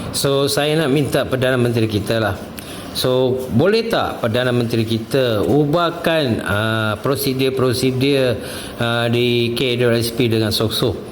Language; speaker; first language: Malay; non-native, local second language; Tamil